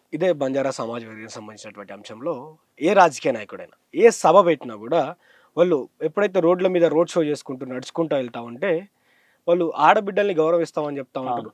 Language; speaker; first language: Telugu; native; Telugu